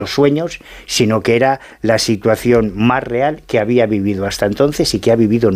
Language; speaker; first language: Spanish; native; Spanish